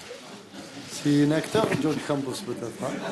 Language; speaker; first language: French; non-native, learner; Arabic